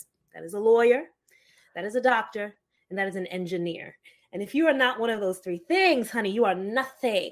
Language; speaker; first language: English; early bilingual, other home language; Haitian Creole